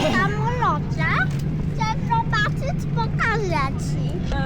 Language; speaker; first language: Polish; early bilingual, heritage; Polish